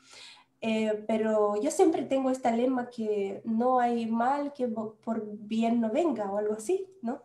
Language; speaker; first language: Spanish; non-native, fluent; Romanian